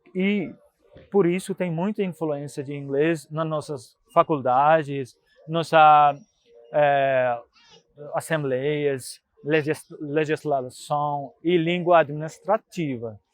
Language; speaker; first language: Portuguese; non-native, fluent; Punjabi